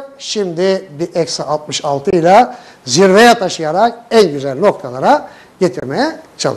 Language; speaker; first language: Turkish; native; Turkish